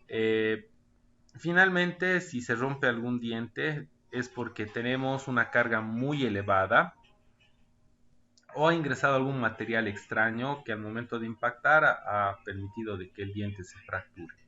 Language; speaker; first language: Spanish; native; Spanish